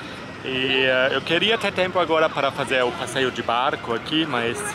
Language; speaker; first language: Portuguese; non-native, fluent; German